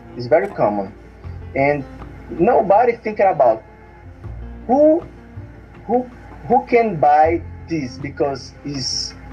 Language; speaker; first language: English; non-native, learner; Portuguese